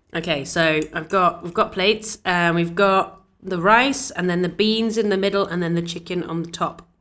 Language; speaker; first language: English; native; English